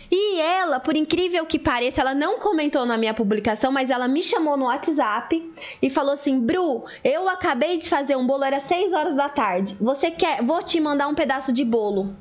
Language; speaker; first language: Portuguese; native; Portuguese